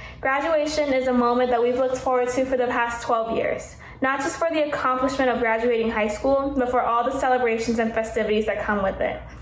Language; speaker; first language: English; early bilingual, other home language; Vietnamese